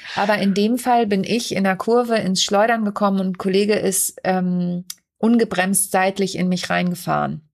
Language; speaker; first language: German; native; German